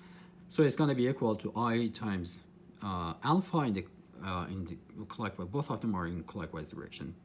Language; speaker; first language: English; non-native, fluent; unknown